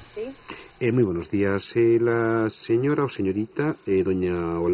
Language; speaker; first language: Spanish; native; Spanish